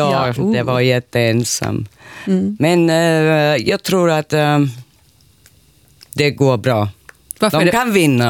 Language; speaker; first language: Swedish; non-native, local second language; Finnish